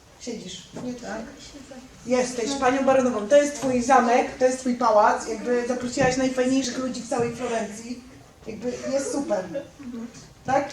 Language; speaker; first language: Polish; native; Polish